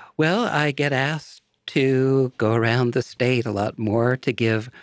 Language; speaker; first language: English; native; English